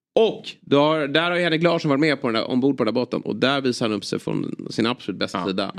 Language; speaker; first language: Swedish; native; Swedish